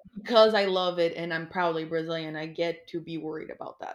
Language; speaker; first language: English; non-native, fluent; Portuguese